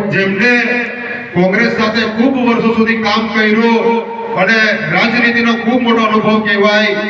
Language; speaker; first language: Gujarati; native; Gujarati